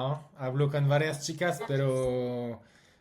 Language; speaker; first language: Spanish; non-native, learner; French